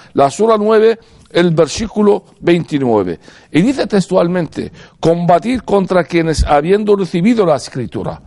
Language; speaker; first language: Spanish; non-native, fluent; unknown